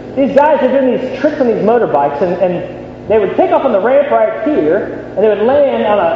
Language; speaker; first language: English; native; English